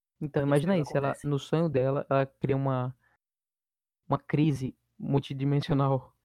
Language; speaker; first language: Portuguese; native; Portuguese